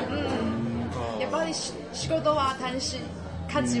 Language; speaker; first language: Japanese; non-native, learner; Chinese